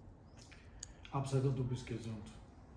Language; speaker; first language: German; non-native, learner; Turkish